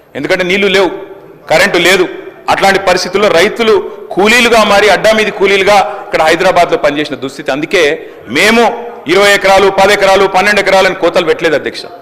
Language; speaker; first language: Telugu; native; Telugu